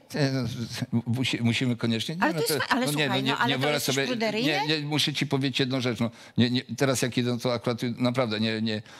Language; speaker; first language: Polish; native; Polish